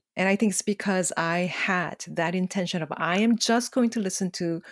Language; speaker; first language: English; non-native, fluent; Korean